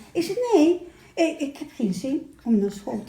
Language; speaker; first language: Dutch; early bilingual, other home language; Malay